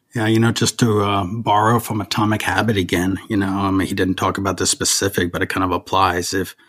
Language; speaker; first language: English; early bilingual, other home language; German